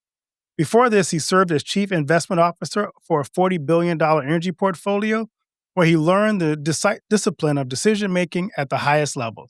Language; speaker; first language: English; native; English